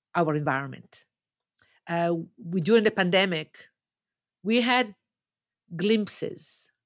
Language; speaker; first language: English; non-native, fluent; Italian